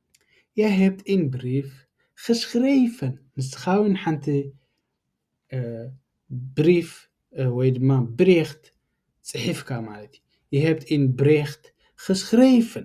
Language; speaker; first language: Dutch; non-native, learner; Tigrinya